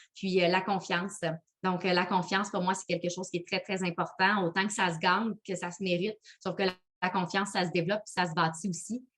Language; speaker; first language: French; native; French